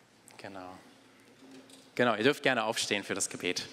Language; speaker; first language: German; native; German